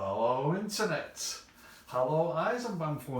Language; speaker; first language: German; non-native, fluent; English